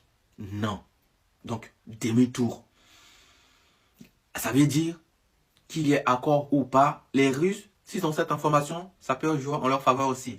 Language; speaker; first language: French; native; French